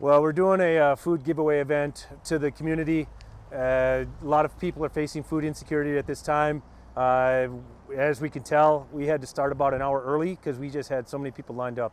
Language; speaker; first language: English; native; English